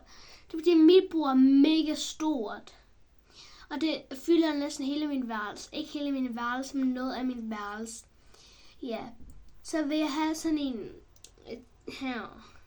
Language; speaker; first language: Danish; early bilingual, other home language; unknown